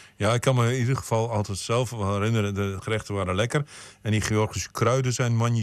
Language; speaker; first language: Dutch; native; Dutch